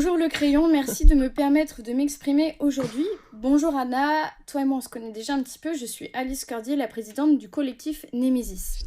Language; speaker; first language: French; native; French